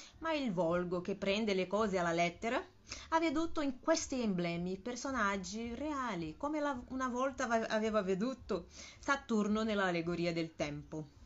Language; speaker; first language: Italian; non-native, learner; Portuguese